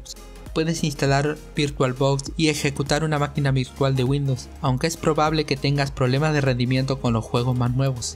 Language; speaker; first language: Spanish; native; Spanish